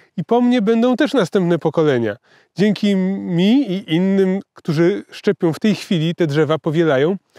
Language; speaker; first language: Polish; native; Polish